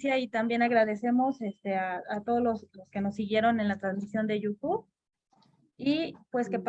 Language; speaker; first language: Spanish; native; Spanish